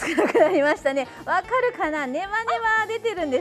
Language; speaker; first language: Japanese; native; Japanese